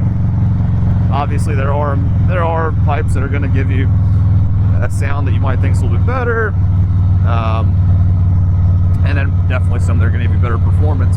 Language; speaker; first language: English; native; English